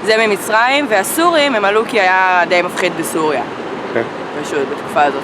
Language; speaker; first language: Hebrew; native; Hebrew